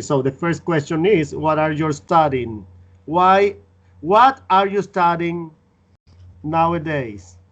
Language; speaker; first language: English; non-native, fluent; Spanish